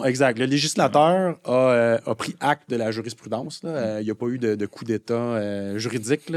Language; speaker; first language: French; native; French